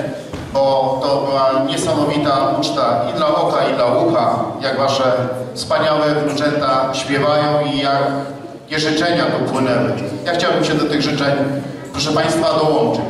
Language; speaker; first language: Polish; native; Polish